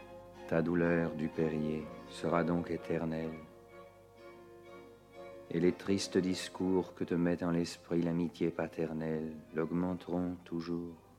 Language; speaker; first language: French; native; French